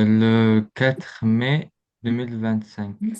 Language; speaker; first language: French; non-native, learner; Azerbaijani